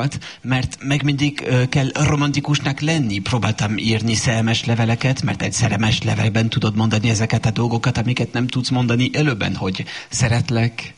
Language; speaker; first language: Hungarian; non-native, fluent; French